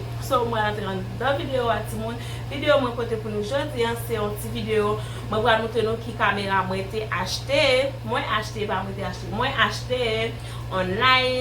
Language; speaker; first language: French; non-native, learner; Haitian Creole